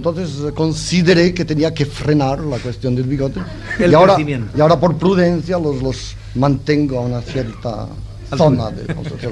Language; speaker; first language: Spanish; non-native, local second language; Catalan